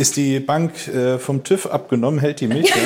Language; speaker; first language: German; native; German